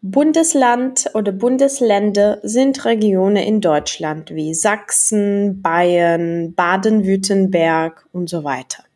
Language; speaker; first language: German; non-native, fluent; Czech